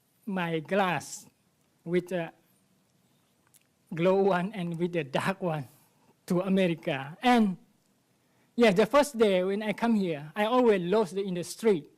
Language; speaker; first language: English; non-native, learner; Thai